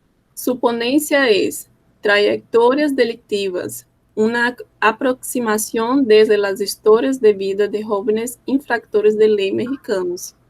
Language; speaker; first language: Spanish; non-native, fluent; Portuguese